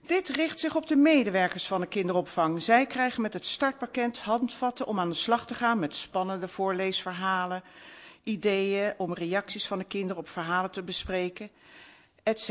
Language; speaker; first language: Dutch; native; Dutch